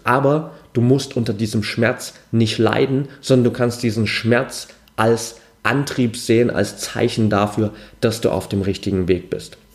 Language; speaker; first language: German; native; German